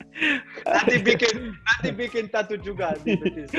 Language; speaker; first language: Indonesian; non-native, learner; Dutch